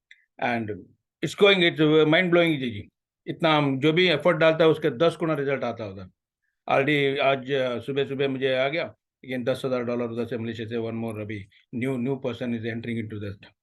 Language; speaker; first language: Hindi; non-native, local second language; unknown